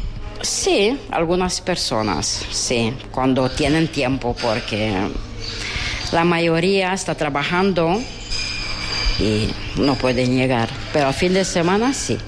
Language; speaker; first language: Spanish; non-native, learner; Romanian